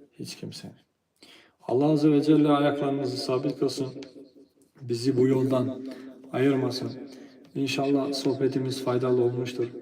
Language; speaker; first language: Turkish; non-native, fluent; Albanian